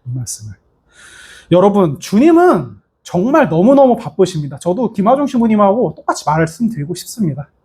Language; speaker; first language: Korean; native; Korean